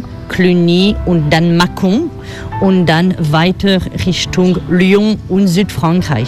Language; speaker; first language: German; non-native, fluent; French